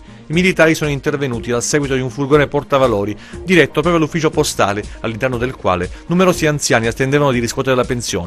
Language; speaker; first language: Italian; native; Italian